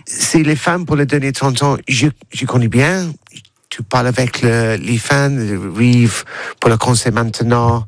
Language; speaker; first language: French; non-native, learner; English